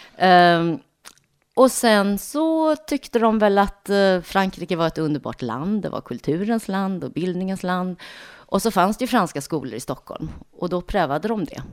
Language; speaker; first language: Swedish; native; Swedish